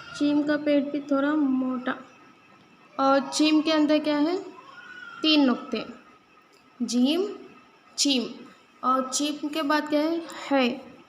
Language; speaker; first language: Hindi; native; Hindi